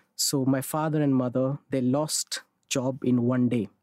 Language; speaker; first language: English; non-native, local second language; Marathi